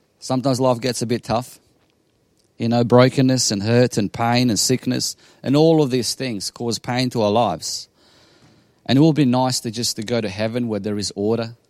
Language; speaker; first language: English; non-native, fluent; Bosnian